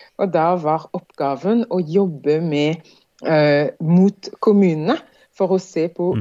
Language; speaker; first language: Norwegian; non-native, fluent; French